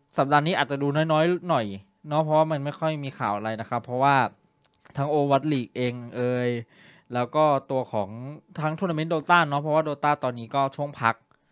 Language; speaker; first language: Thai; native; Thai